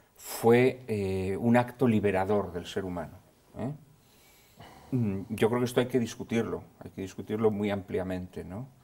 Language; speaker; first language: Spanish; native; Spanish